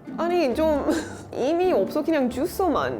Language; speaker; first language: Korean; non-native, learner; English